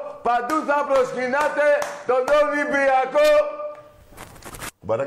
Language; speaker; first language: Greek; native; Greek